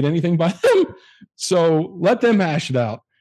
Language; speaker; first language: English; native; English